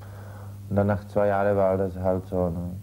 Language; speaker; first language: German; non-native, learner; Czech